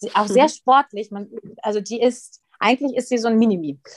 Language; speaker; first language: German; early bilingual, other home language; Russian